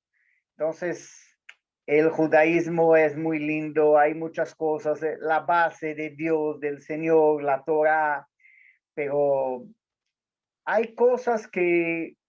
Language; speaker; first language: Spanish; non-native, learner; Portuguese